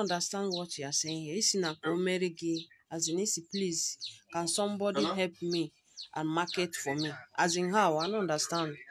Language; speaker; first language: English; non-native, local second language; Igbo